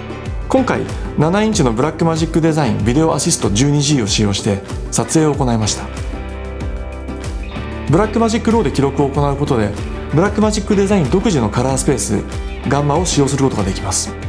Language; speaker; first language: Japanese; native; Japanese